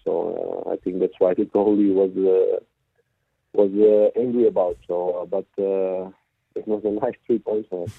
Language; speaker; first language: English; non-native, fluent; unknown